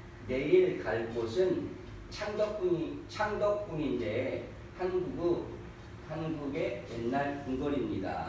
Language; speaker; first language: Korean; non-native, fluent; Vietnamese